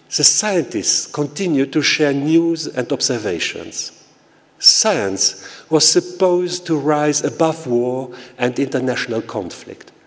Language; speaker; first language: English; non-native, fluent; Luxembourgish